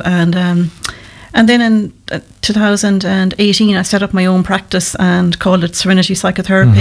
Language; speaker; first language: English; native; English